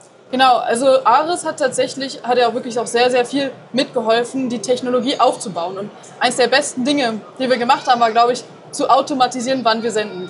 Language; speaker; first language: German; native; German